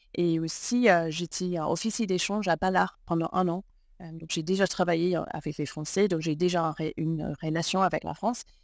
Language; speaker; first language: French; non-native, fluent; English